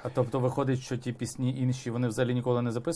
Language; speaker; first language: Ukrainian; native; Ukrainian